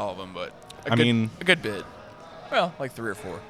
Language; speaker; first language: English; native; English